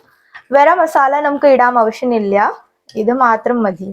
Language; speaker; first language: Malayalam; non-native, fluent; Hindi